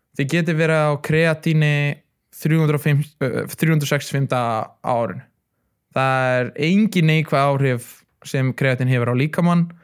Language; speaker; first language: Icelandic; early bilingual, other home language; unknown